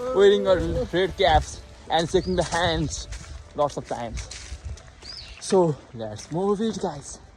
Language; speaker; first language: English; non-native, learner; Nepali